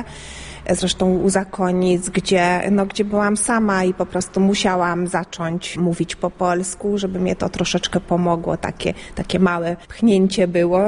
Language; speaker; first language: Polish; early bilingual, heritage; Polish